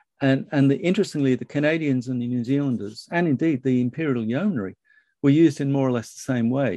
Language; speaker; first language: English; native; English